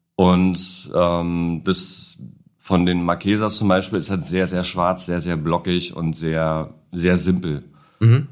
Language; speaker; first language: German; native; German